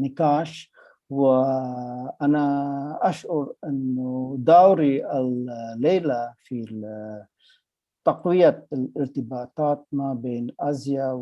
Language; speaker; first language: Arabic; non-native, fluent; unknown